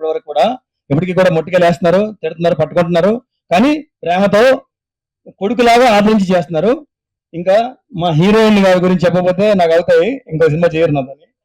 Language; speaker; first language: Telugu; native; Telugu